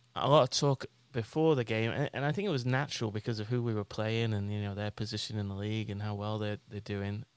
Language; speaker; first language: English; native; English